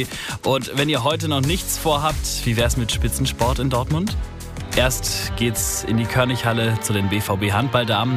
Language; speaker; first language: German; native; German